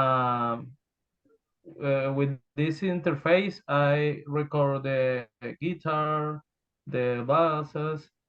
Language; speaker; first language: English; non-native, learner; Spanish